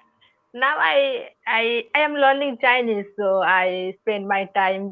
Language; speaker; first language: English; non-native, learner; Odia